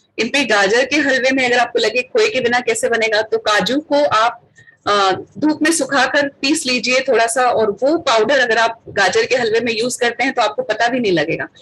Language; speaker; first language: Hindi; native; Hindi